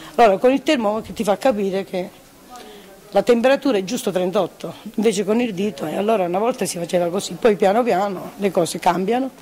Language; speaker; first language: Italian; native; Italian